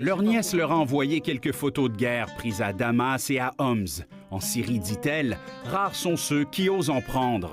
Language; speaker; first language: French; native; French